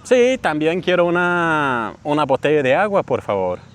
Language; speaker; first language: Spanish; non-native, fluent; English